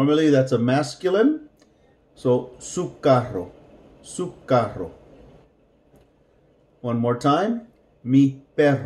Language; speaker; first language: Spanish; non-native, fluent; English